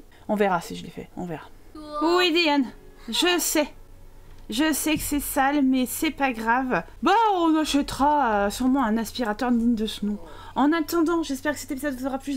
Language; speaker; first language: French; native; French